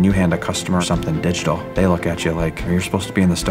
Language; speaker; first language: English; native; English